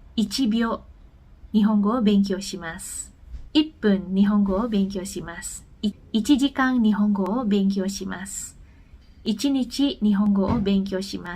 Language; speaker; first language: Japanese; non-native, fluent; Indonesian